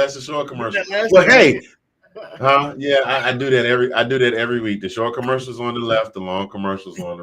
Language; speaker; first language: English; native; English